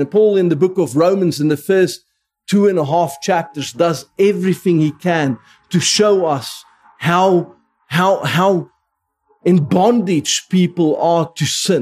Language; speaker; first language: English; non-native, local second language; Afrikaans